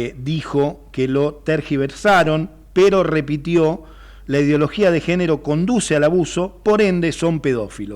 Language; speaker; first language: Spanish; native; Spanish